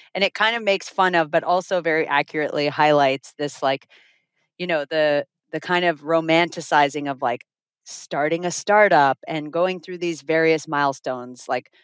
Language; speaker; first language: English; non-native, fluent; Finnish